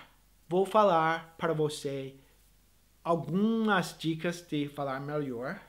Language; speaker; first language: Portuguese; non-native, fluent; English